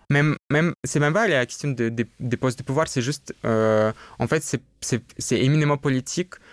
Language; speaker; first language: French; non-native, fluent; Russian